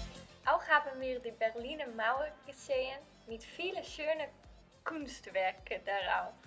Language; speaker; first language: German; non-native, learner; Dutch